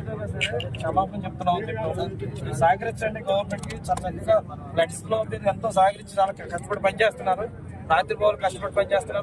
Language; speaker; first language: Telugu; native; Telugu